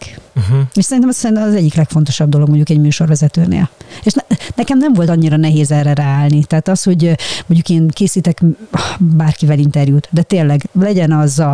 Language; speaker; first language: Hungarian; native; Hungarian